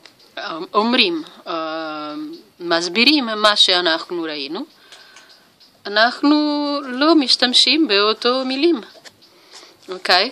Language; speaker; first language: Hebrew; non-native, learner; Italian